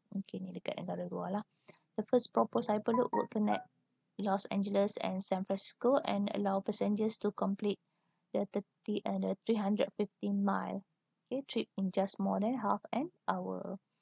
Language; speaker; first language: English; non-native, local second language; Malay